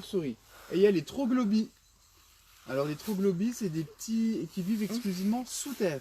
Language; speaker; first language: French; native; French